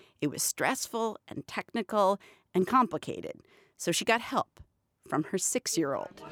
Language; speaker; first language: English; native; English